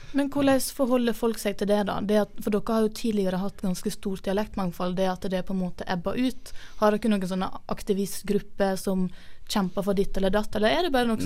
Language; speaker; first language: Norwegian; native; Norwegian